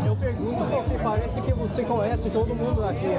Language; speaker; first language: Portuguese; non-native, learner; English